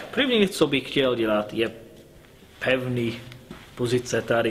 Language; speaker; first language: Czech; non-native, learner; English